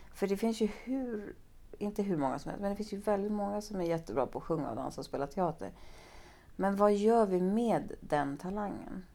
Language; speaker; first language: Swedish; native; Swedish